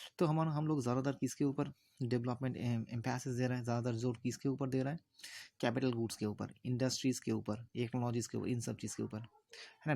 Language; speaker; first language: Hindi; non-native, local second language; Bangla